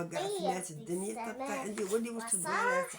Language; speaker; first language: Arabic; native; Arabic